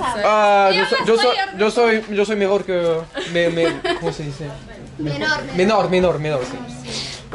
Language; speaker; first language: Spanish; non-native, learner; French